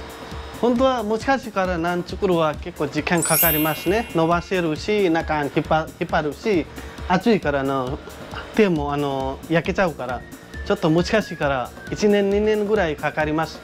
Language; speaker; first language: Japanese; non-native, learner; Nepali